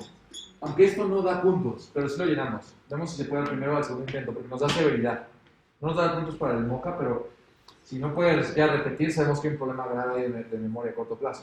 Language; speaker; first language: Spanish; native; Spanish